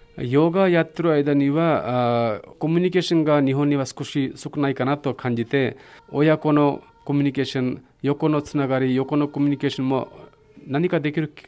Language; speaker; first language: Japanese; non-native, fluent; Hindi